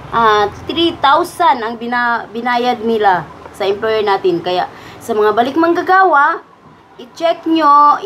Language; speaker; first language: Cebuano; native; Cebuano